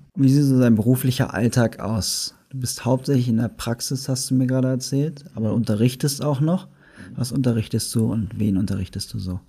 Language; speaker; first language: German; native; German